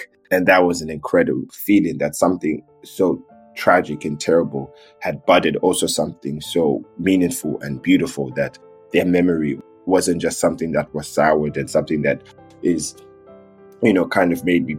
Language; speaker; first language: English; early bilingual, other home language; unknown